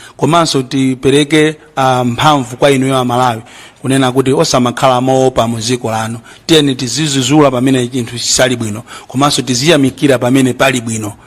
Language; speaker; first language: Nyanja; native; Nyanja